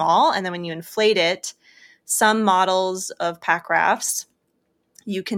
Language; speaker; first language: English; native; English